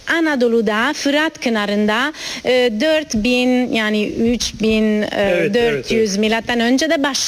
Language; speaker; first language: Turkish; non-native, learner; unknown